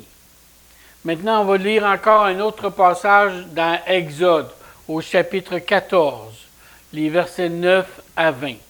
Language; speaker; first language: French; native; French